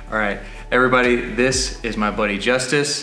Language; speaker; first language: English; native; English